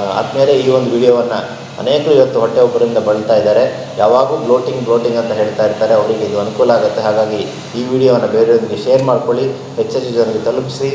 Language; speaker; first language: Kannada; native; Kannada